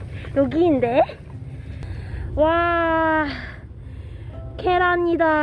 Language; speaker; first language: Korean; non-native, learner; Cantonese